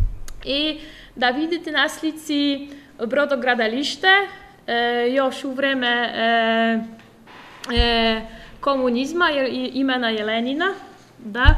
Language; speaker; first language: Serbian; non-native, fluent; Polish